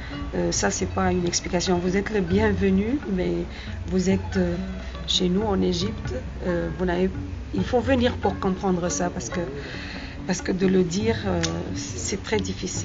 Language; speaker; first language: French; non-native, fluent; Arabic